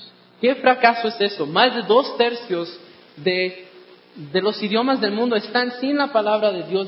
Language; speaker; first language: Spanish; non-native, fluent; English